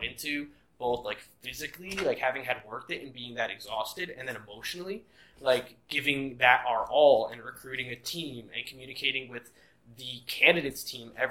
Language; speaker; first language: English; native; English